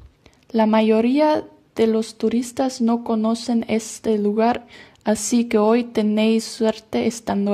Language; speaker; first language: Spanish; non-native, learner; German